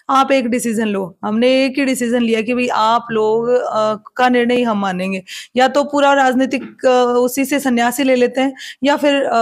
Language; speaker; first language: Hindi; native; Hindi